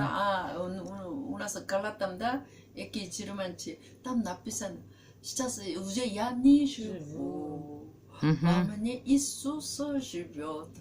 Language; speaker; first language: Russian; non-native, learner; Korean